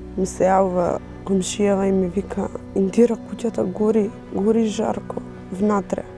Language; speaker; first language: Macedonian; non-native, local second language; Romany